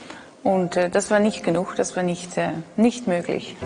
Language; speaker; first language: German; non-native, learner; Dutch